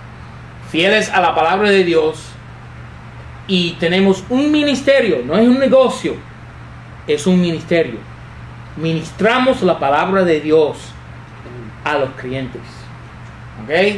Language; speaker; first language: Spanish; non-native, fluent; English